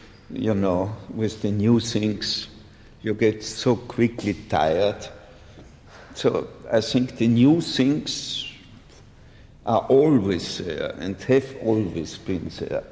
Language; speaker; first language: English; non-native, fluent; German